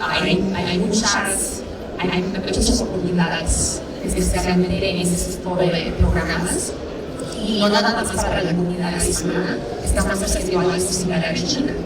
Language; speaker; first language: Spanish; early bilingual, heritage; Spanish